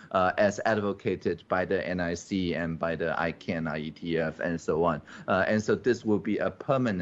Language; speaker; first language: English; non-native, fluent; Chinese